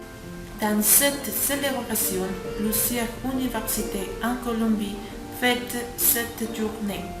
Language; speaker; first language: French; non-native, learner; Spanish